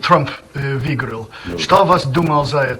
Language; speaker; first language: Russian; non-native, learner; English